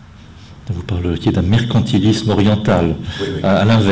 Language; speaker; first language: French; native; French